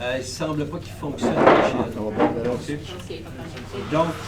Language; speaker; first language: French; native; French